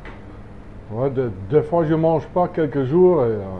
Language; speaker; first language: French; non-native, learner; English